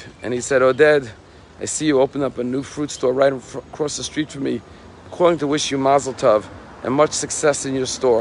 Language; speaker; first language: English; native; English